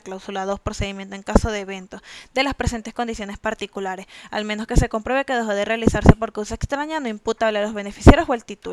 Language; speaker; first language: Spanish; native; Spanish